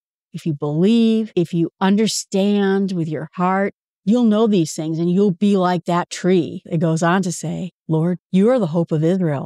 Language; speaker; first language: English; native; English